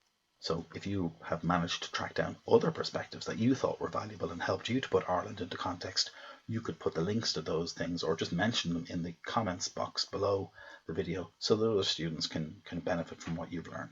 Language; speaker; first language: English; native; English